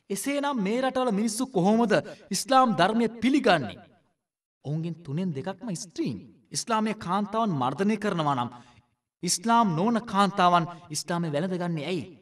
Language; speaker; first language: Sinhala; non-native, local second language; Tamil